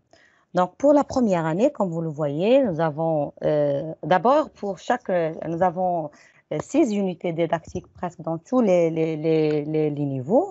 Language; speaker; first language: French; non-native, local second language; Arabic